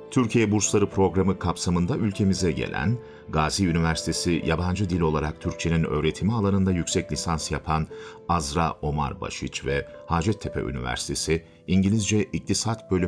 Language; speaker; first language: Turkish; native; Turkish